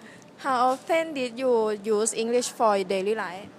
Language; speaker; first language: English; non-native, learner; Thai